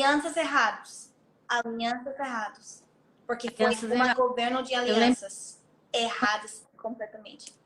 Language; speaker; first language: Portuguese; non-native, fluent; Hebrew